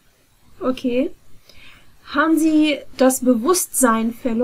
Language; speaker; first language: German; non-native, fluent; Arabic